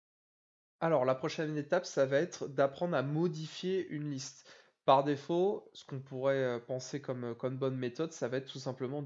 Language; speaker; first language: French; native; French